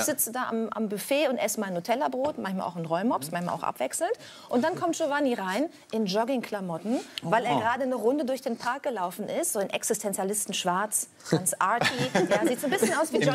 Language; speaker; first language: German; native; German